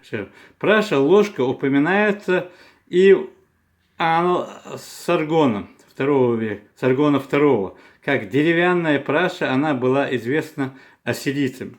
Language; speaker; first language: Russian; non-native, local second language; Chechen